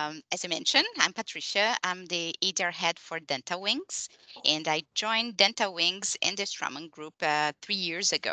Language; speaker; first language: English; non-native, fluent; Portuguese